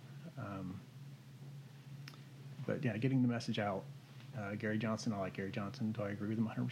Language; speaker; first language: English; native; English